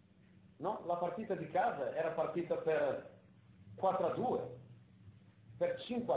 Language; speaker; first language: Italian; non-native, fluent; Portuguese